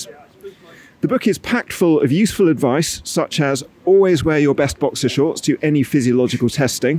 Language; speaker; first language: English; native; English